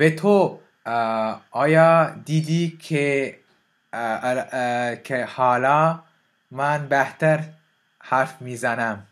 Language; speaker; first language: Persian; non-native, learner; French